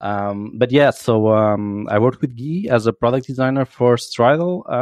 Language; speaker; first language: English; non-native, fluent; Portuguese